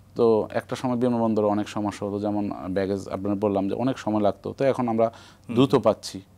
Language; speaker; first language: Bangla; native; Bangla